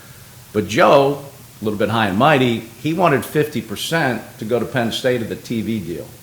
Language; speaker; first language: English; native; English